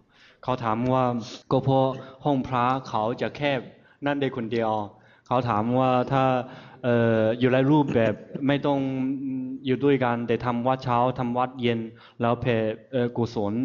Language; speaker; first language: Thai; non-native, fluent; Chinese